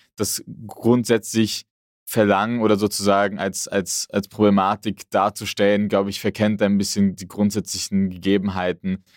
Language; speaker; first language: German; native; German